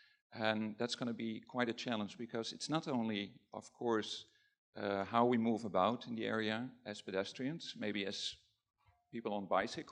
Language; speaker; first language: English; non-native, fluent; Dutch